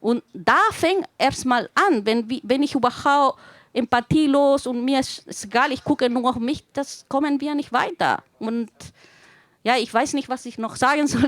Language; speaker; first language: German; non-native, fluent; Spanish